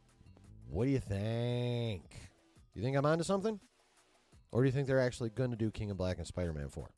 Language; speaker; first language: English; native; English